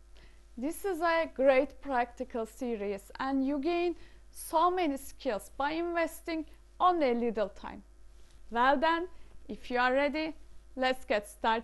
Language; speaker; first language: English; non-native, fluent; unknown